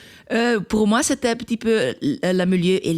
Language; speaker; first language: French; non-native, local second language; Dutch